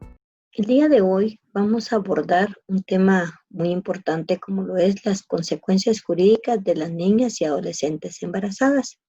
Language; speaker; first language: Spanish; native; Spanish